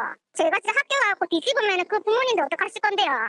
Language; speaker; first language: Korean; native; Korean